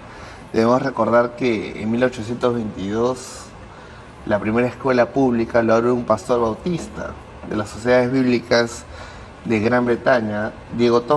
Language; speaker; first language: Spanish; native; Spanish